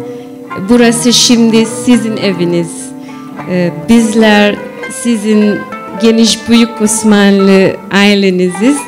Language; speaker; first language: Turkish; non-native, learner; Malay